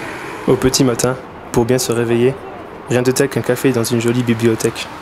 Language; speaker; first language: French; native; French